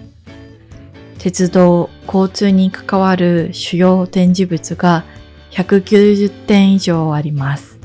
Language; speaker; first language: Japanese; native; Japanese